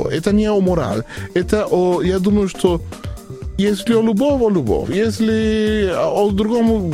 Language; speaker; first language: Russian; non-native, learner; Spanish